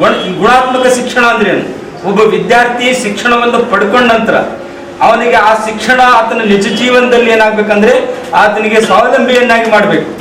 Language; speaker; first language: Kannada; native; Kannada